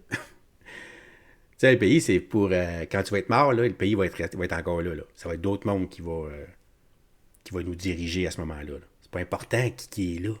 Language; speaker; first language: French; native; French